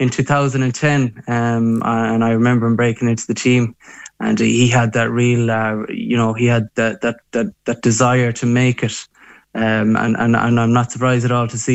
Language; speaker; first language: English; native; English